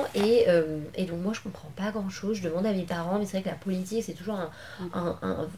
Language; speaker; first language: French; native; French